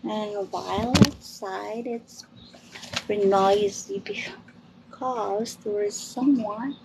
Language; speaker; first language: English; non-native, local second language; Filipino